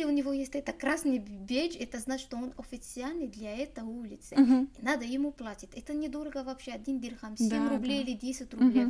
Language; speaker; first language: Russian; non-native, learner; Arabic